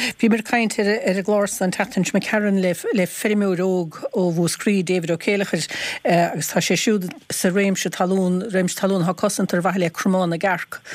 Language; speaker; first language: Irish; native; Irish